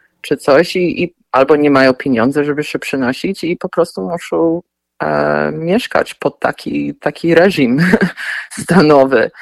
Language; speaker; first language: Polish; early bilingual, heritage; Polish